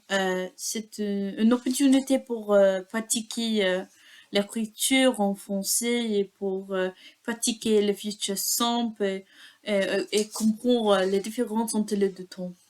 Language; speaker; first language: French; non-native, learner; English